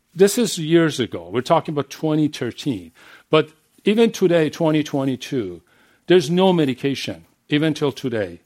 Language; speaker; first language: English; non-native, fluent; Persian